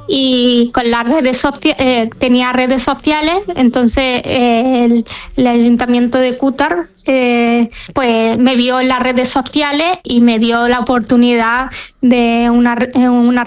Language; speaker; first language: Spanish; non-native, fluent; Arabic